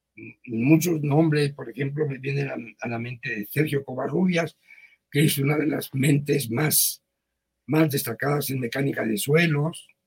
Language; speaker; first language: Spanish; early bilingual, other home language; Yiddish